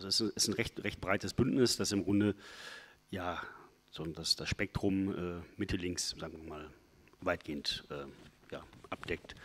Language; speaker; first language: German; native; German